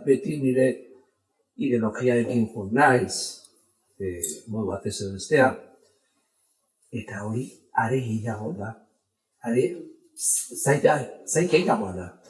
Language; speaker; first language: Basque; non-native, local second language; Spanish